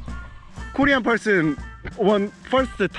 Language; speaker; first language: English; non-native, learner; Korean